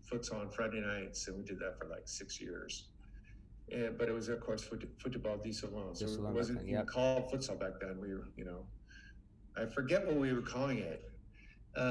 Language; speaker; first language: English; native; English